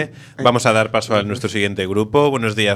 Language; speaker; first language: Spanish; native; Spanish